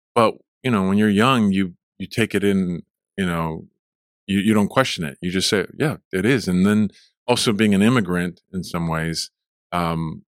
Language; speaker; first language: English; early bilingual, other home language; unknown